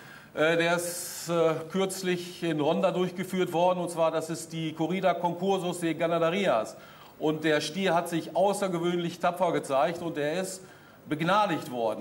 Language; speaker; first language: German; native; German